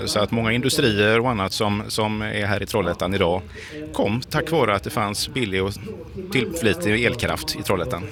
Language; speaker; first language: Swedish; native; Swedish